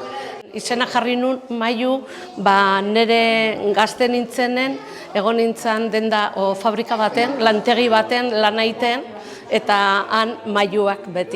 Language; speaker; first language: Basque; non-native, local second language; Spanish